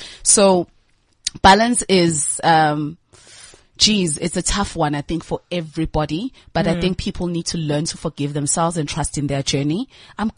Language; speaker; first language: English; non-native, local second language; Zulu